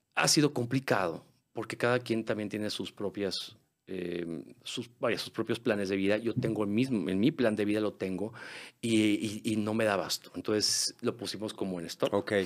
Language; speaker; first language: Spanish; native; Spanish